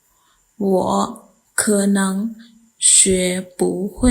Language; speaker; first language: Chinese; non-native, fluent; Khmer